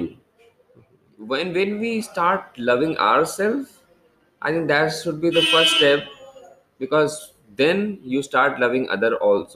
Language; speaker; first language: English; non-native, local second language; Hindi